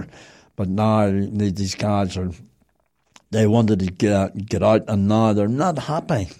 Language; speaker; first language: English; native; English